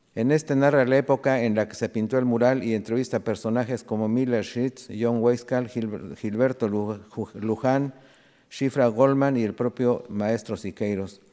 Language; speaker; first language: Spanish; native; Spanish